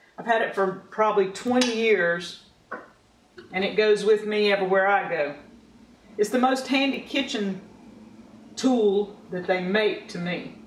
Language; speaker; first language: English; native; English